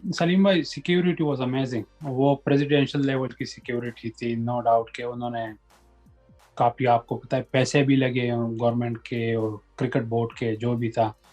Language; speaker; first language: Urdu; non-native, local second language; Pashto